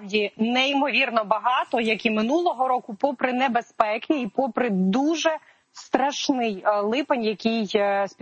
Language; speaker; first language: Ukrainian; native; Ukrainian